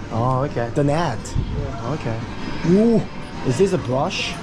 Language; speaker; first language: English; non-native, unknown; Korean